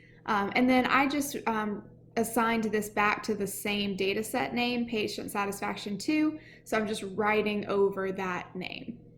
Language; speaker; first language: English; native; English